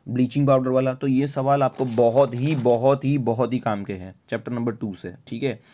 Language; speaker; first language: Hindi; non-native, local second language; Gujarati